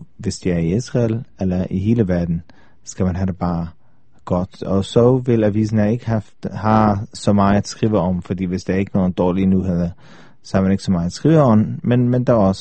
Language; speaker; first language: Danish; non-native, fluent; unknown